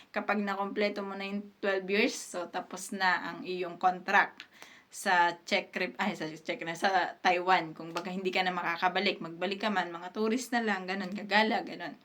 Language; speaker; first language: Filipino; native; Filipino